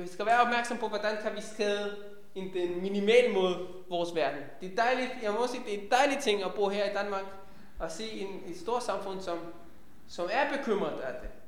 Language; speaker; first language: Danish; non-native, fluent; Hebrew